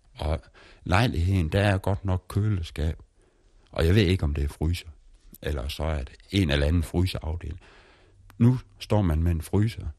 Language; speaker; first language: Danish; native; Danish